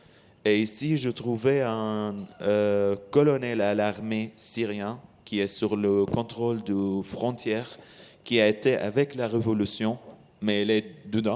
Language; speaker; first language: French; non-native, learner; Arabic